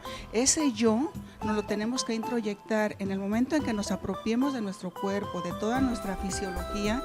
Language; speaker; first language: Spanish; native; Spanish